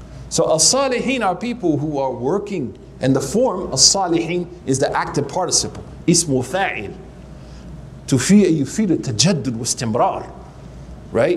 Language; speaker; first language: English; native; English